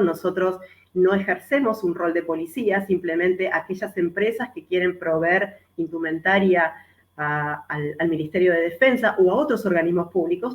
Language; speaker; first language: Spanish; native; Spanish